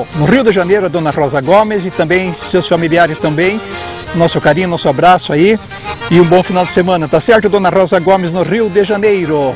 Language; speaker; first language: Portuguese; native; Portuguese